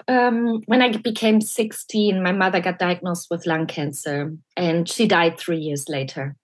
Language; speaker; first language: English; non-native, fluent; German